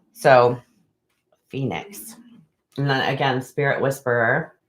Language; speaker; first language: English; native; English